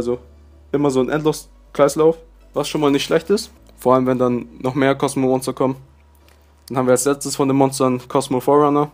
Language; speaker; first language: German; native; German